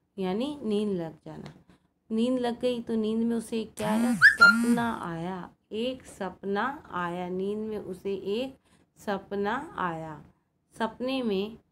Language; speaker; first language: Hindi; native; Hindi